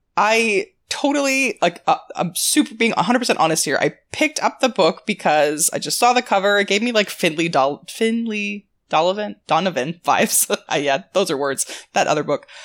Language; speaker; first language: English; native; English